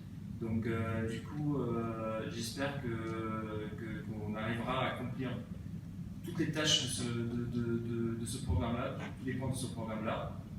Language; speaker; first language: French; native; French